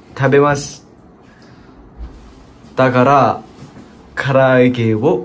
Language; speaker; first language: Japanese; non-native, learner; Thai